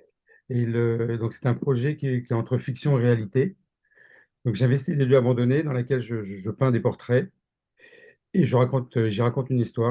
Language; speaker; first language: French; native; French